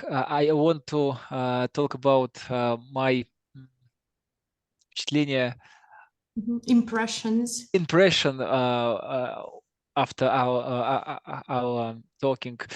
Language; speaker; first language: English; non-native, learner; Russian